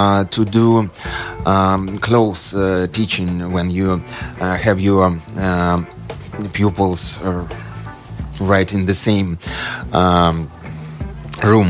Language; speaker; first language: English; non-native, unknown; Russian